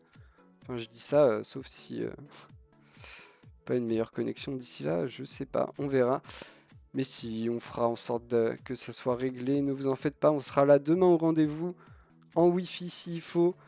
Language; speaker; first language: French; native; French